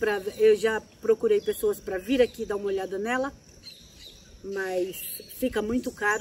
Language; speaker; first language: Portuguese; native; Portuguese